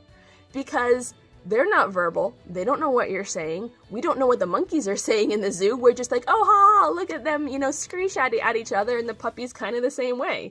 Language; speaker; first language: English; native; English